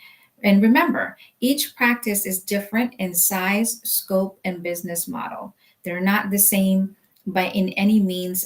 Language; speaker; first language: English; native; English